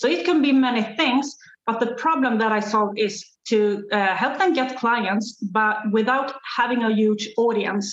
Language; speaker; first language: English; non-native, fluent; Swedish